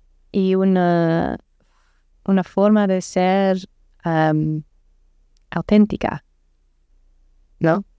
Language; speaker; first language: Spanish; non-native, learner; English